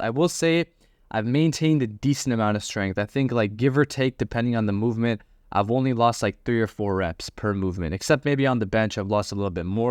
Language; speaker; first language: English; native; English